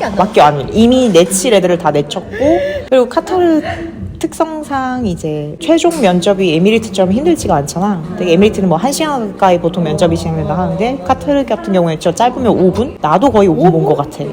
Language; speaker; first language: Korean; native; Korean